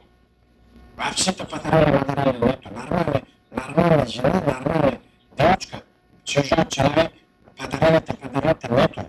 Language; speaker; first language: Russian; non-native, learner; Uzbek